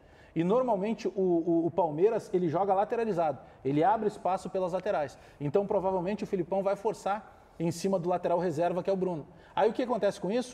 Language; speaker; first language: Portuguese; native; Portuguese